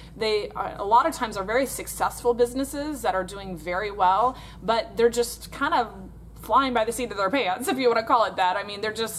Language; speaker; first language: English; native; English